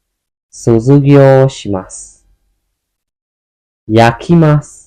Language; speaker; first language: Japanese; non-native, fluent; Burmese